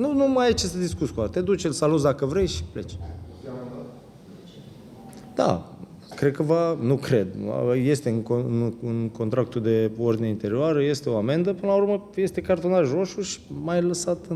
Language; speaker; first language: Romanian; native; Romanian